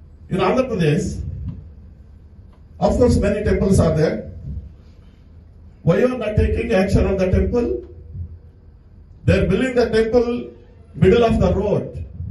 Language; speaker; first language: English; non-native, local second language; Telugu